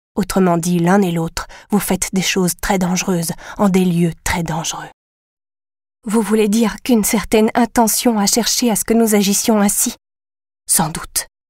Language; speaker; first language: French; native; French